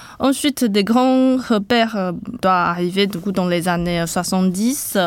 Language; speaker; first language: French; non-native, fluent; Chinese